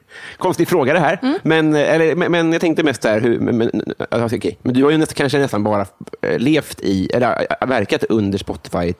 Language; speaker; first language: Swedish; native; Swedish